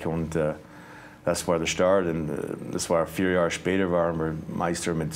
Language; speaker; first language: German; non-native, fluent; English